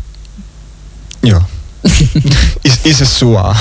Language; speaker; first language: German; native; German